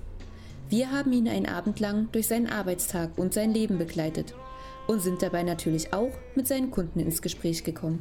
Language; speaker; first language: German; native; German